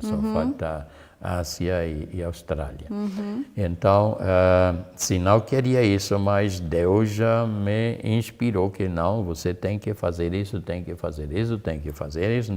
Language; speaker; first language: Portuguese; non-native, fluent; German